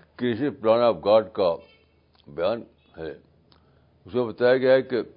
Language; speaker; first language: Urdu; native; Urdu